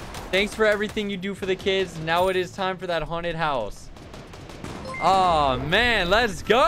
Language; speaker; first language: English; native; English